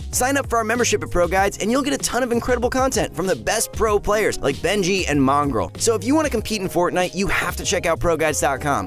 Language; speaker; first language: English; native; English